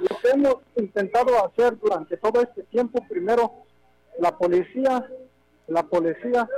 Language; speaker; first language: Spanish; non-native, local second language; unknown